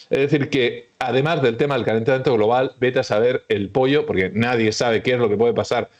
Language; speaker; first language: Spanish; early bilingual, heritage; Spanish